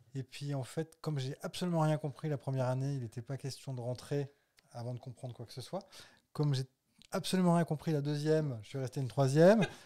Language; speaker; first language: French; native; French